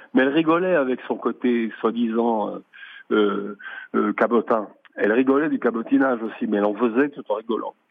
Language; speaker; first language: French; native; French